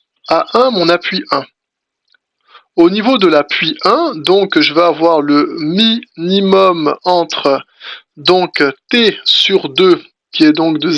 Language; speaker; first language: French; native; French